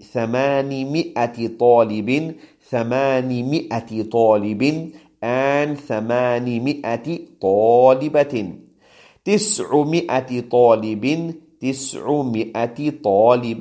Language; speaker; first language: Arabic; non-native, fluent; English